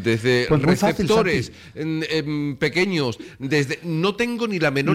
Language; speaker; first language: Spanish; native; Spanish